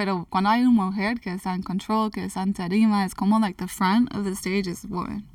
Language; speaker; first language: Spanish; early bilingual, heritage; English